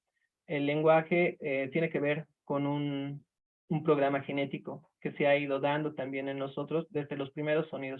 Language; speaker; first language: Spanish; native; Spanish